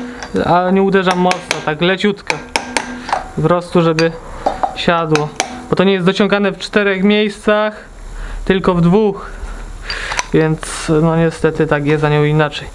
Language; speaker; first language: Polish; native; Polish